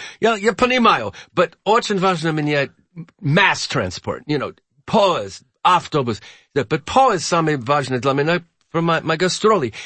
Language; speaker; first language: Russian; non-native, learner; English